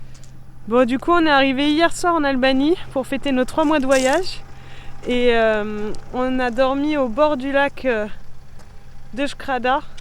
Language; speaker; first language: French; native; French